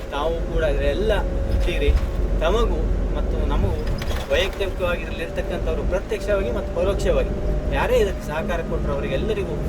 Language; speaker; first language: Kannada; native; Kannada